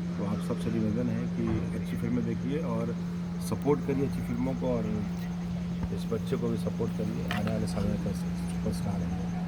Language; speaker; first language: Hindi; native; Hindi